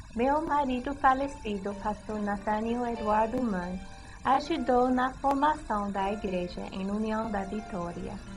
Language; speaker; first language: Portuguese; non-native, learner; English